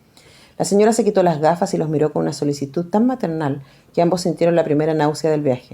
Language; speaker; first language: Spanish; native; Spanish